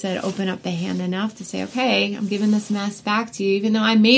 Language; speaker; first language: English; native; English